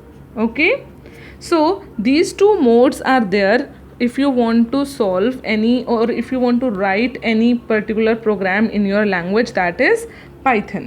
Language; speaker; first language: English; non-native, local second language; Hindi